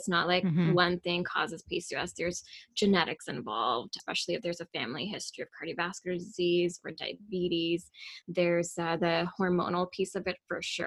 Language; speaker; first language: English; non-native, local second language; Urdu